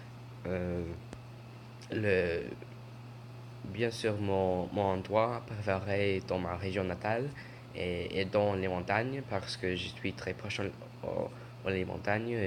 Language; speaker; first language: French; non-native, learner; English